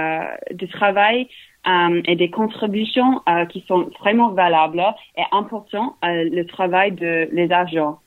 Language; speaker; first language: French; non-native, learner; English